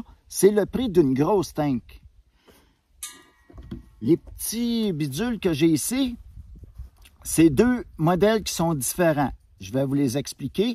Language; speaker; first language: French; native; French